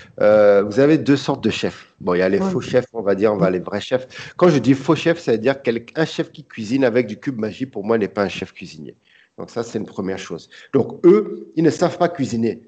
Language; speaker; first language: French; early bilingual, other home language; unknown